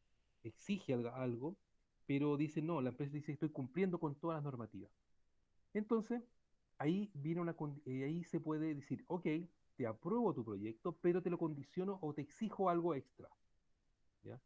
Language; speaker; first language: Spanish; native; Spanish